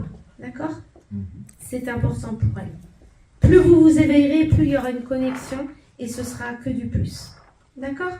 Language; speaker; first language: French; native; French